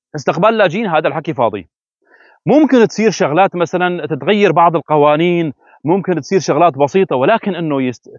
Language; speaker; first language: Arabic; native; Arabic